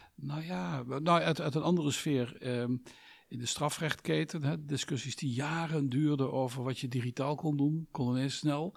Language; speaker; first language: Dutch; native; Dutch